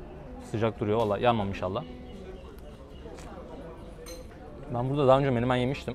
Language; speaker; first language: Turkish; native; Turkish